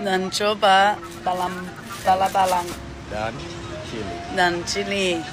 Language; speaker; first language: Indonesian; non-native, learner; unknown